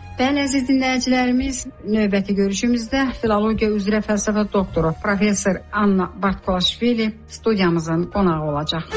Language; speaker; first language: Azerbaijani; native; Azerbaijani